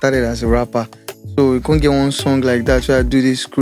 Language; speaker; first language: English; non-native, local second language; Yoruba